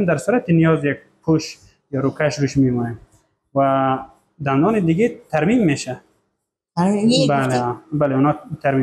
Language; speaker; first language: Persian; native; Persian